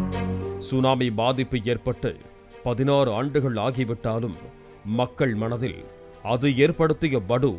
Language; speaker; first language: Tamil; native; Tamil